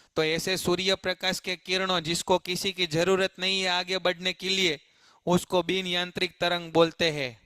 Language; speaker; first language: Hindi; non-native, local second language; Gujarati